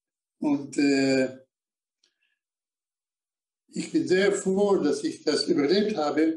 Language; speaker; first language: German; non-native, fluent; Slovak